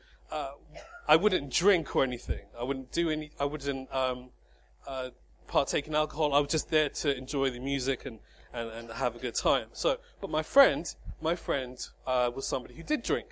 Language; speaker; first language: English; native; English